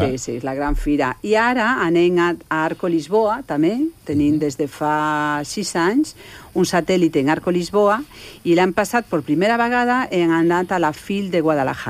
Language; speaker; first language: Catalan; non-native, local second language; Spanish